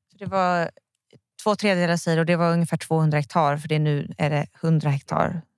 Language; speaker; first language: Swedish; native; Swedish